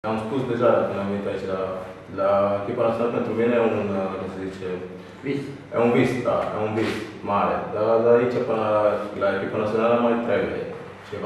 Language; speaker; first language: Romanian; non-native, fluent; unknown